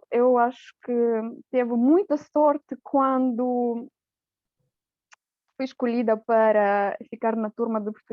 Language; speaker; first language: Portuguese; non-native, fluent; Romanian